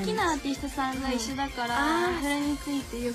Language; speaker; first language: Japanese; native; Japanese